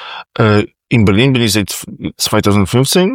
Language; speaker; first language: German; non-native, fluent; Polish